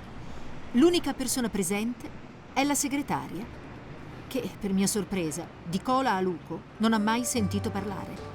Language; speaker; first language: Italian; native; Italian